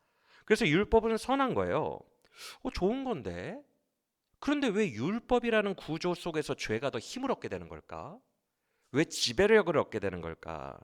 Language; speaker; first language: Korean; native; Korean